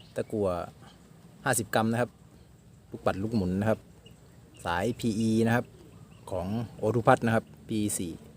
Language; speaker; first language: Thai; native; Thai